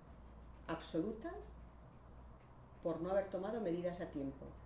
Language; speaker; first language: Spanish; native; Spanish